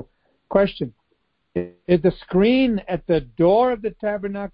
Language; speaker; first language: English; native; English